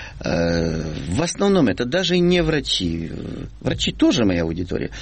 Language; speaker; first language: Russian; native; Russian